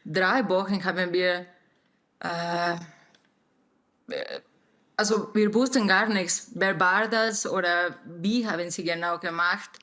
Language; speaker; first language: German; non-native, learner; Spanish